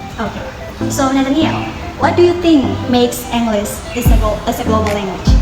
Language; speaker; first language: English; non-native, fluent; Indonesian